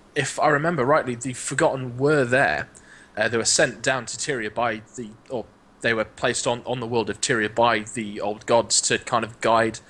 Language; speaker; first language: English; native; English